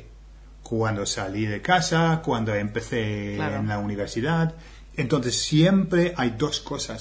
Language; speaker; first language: Spanish; non-native, fluent; English